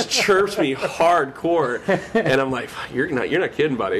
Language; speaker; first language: English; native; English